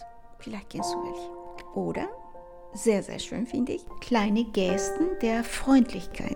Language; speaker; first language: German; non-native, fluent; Spanish